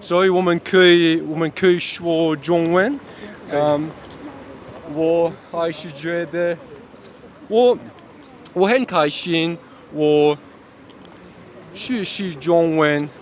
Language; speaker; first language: Chinese; non-native, learner; German